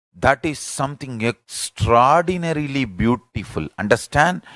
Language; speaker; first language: English; non-native, local second language; Tamil